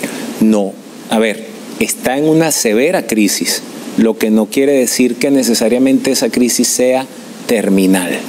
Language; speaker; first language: Spanish; native; Spanish